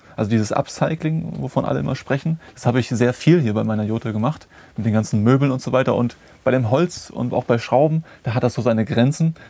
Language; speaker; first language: German; native; German